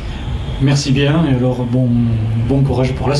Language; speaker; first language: French; native; French